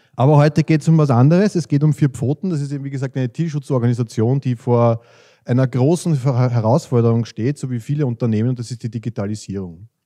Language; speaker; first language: German; native; German